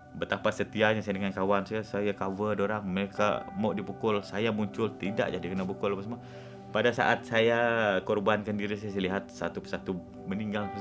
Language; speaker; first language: Malay; non-native, local second language; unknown